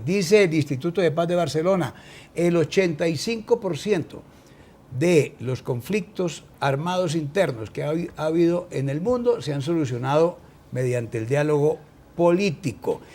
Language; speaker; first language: Spanish; native; Spanish